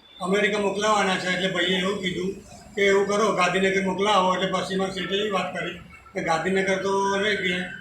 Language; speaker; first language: Gujarati; native; Gujarati